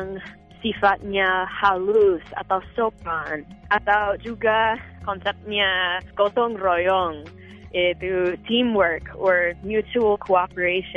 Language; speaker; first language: Indonesian; non-native, fluent; English